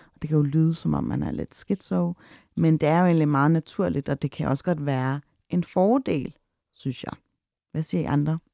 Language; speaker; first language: Danish; early bilingual, other home language; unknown